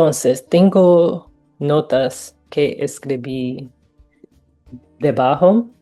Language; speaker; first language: Spanish; non-native, learner; English